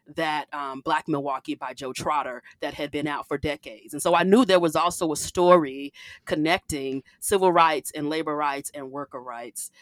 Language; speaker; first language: English; native; English